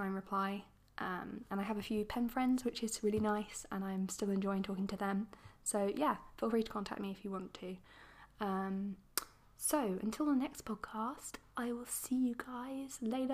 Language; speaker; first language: English; native; English